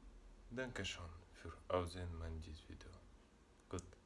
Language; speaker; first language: German; non-native, learner; Russian